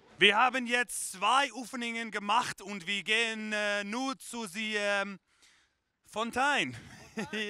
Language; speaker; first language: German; non-native, learner; English